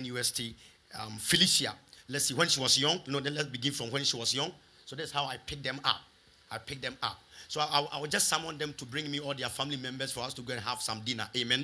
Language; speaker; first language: English; non-native, local second language; Akan